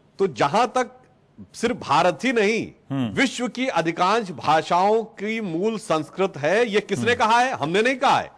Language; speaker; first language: Hindi; native; Hindi